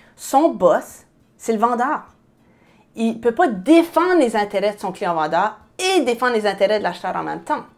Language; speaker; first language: French; native; French